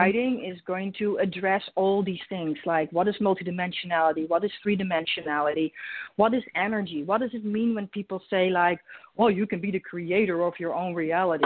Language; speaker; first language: English; non-native, fluent; Dutch